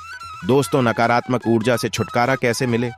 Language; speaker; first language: Hindi; native; Hindi